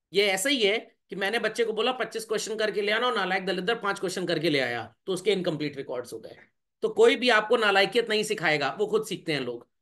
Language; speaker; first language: Hindi; native; Hindi